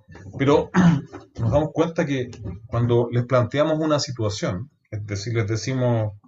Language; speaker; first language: Spanish; native; Spanish